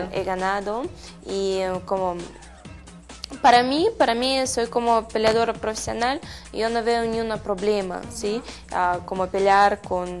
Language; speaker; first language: Spanish; non-native, learner; Russian